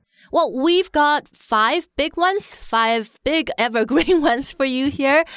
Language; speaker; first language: English; non-native, fluent; Chinese